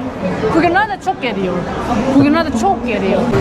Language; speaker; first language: Turkish; non-native, learner; Korean